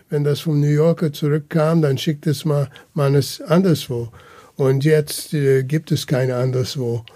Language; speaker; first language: German; early bilingual, heritage; German